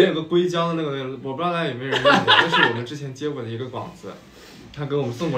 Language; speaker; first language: Chinese; native; Chinese